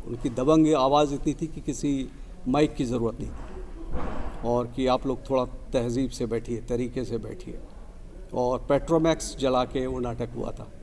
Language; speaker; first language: Hindi; native; Hindi